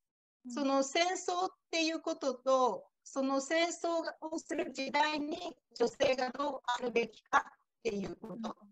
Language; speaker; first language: Japanese; native; Japanese